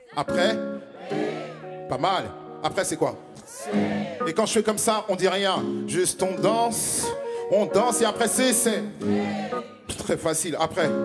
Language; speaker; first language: French; native; French